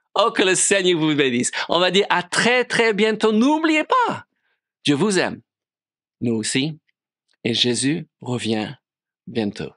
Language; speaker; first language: French; non-native, fluent; English